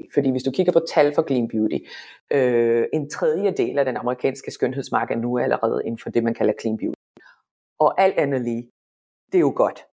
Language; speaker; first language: Danish; non-native, fluent; Finnish